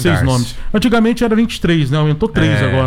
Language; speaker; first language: Portuguese; native; Portuguese